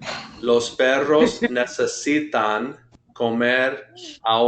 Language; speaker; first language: Spanish; non-native, fluent; English